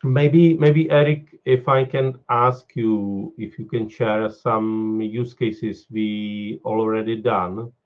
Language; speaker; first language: English; non-native, fluent; Czech